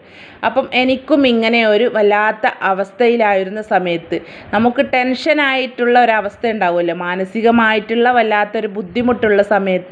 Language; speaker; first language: Malayalam; native; Malayalam